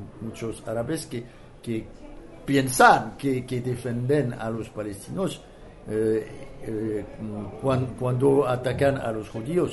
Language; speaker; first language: Spanish; non-native, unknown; French